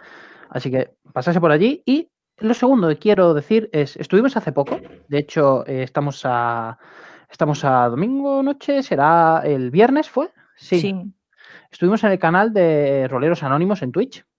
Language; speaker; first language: Spanish; native; Spanish